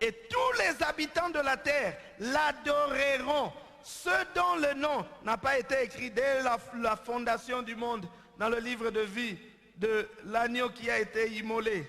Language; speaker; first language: French; non-native, local second language; Lingala